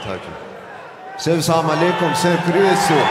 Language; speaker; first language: Russian; non-native, learner; Persian